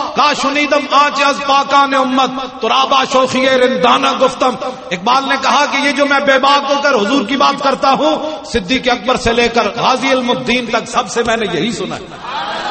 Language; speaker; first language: Urdu; non-native, local second language; Punjabi